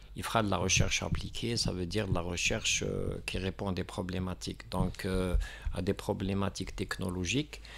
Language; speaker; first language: French; non-native, local second language; Kabyle